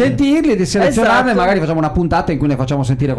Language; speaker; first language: Italian; native; Italian